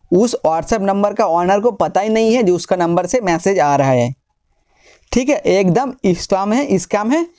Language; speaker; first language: Hindi; non-native, local second language; Bangla